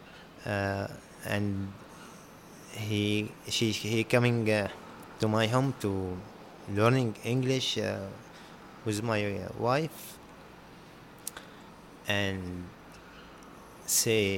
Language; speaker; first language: English; non-native, learner; Arabic